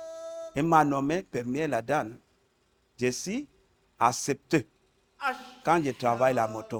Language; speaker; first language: French; non-native, local second language; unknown